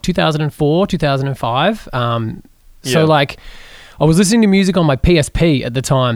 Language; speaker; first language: English; native; English